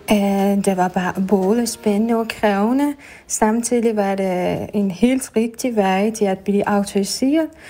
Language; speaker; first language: Danish; non-native, fluent; Persian